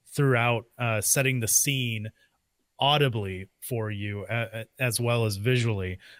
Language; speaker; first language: English; native; English